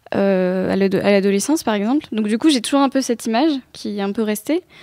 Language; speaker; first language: French; native; French